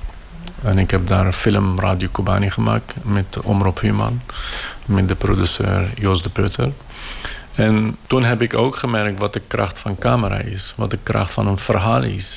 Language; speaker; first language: Dutch; non-native, fluent; Kurdish